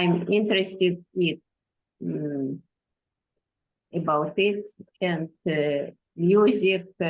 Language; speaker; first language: English; non-native, learner; Russian